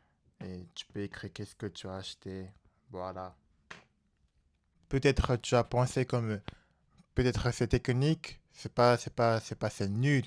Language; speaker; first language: French; non-native, learner; Japanese